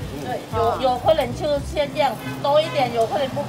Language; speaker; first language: Chinese; non-native, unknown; Thai